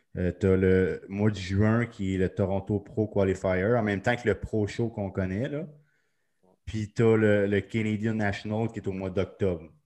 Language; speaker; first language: French; native; French